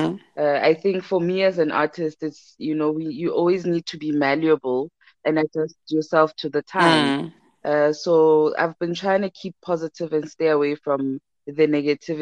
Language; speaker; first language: English; non-native, local second language; Zulu